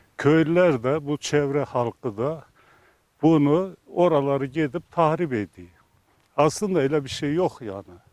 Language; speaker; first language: Turkish; native; Turkish